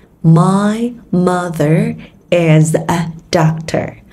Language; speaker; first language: English; non-native, fluent; Vietnamese